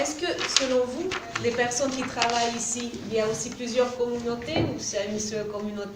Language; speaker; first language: French; native; French